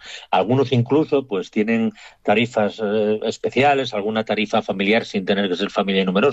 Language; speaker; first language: Spanish; native; Spanish